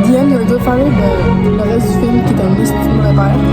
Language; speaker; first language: French; native; French